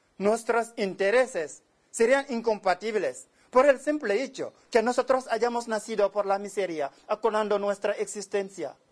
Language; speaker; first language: Spanish; non-native, fluent; Wolof